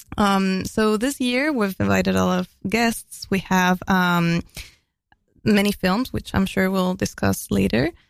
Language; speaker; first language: English; non-native, fluent; Spanish